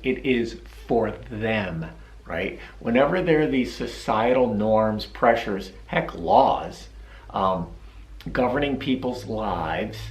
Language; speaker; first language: English; native; English